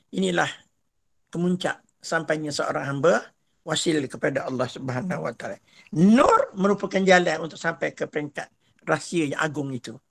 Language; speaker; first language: Malay; native; Malay